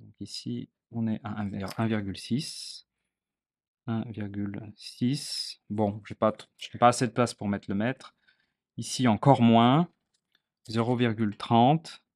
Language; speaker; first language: French; native; French